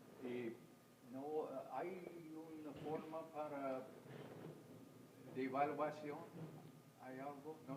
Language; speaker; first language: Spanish; non-native, fluent; English